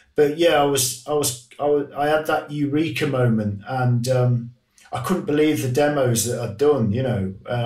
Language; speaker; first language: English; native; English